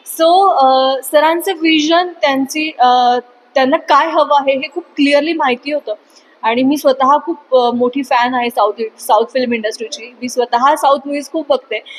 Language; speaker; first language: Marathi; native; Marathi